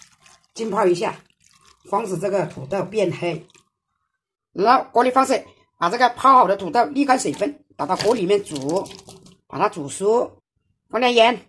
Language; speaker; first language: Chinese; native; Chinese